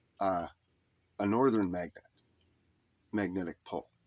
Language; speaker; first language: English; native; English